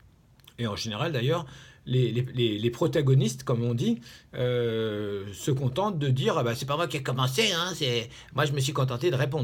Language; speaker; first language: French; native; French